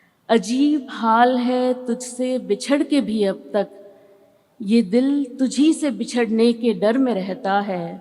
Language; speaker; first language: Hindi; native; Hindi